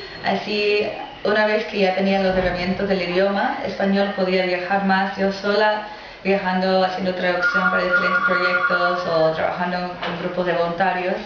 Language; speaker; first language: Spanish; non-native, fluent; English